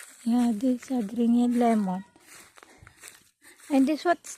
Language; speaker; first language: English; non-native, learner; Filipino